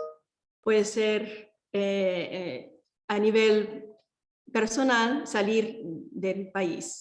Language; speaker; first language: Spanish; early bilingual, heritage; Spanish